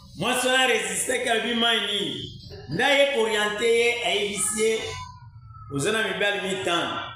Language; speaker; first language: Lingala; non-native, local second language; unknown